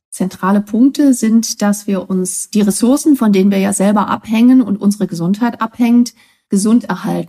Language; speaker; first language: German; native; German